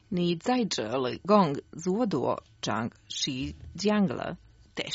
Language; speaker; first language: Chinese; non-native, learner; Croatian